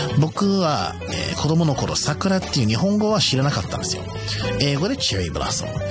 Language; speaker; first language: Japanese; non-native, fluent; English